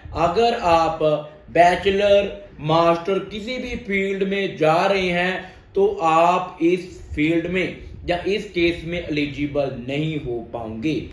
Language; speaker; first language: Hindi; non-native, local second language; Punjabi